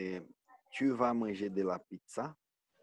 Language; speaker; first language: French; non-native, learner; Portuguese